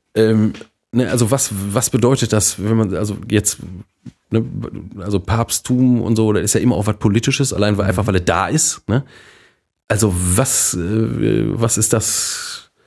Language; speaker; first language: German; native; German